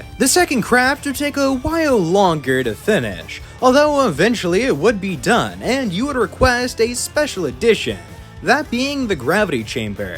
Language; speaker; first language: English; native; English